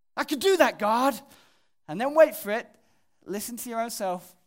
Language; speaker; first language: English; native; English